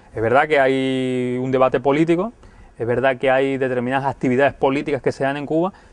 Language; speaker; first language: Spanish; native; Spanish